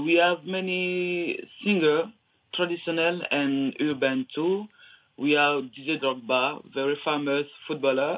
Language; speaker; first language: English; non-native, learner; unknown